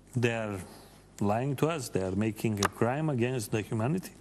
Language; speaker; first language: English; non-native, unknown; Macedonian